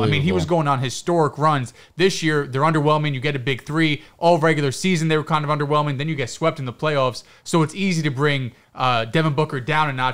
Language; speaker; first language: English; native; English